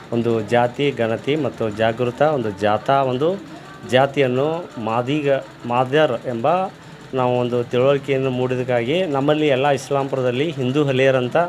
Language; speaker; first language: Kannada; native; Kannada